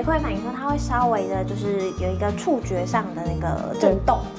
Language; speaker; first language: Chinese; native; Chinese